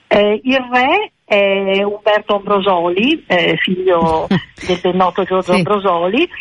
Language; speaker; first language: Italian; native; Italian